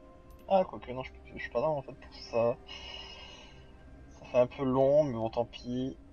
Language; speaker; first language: French; native; French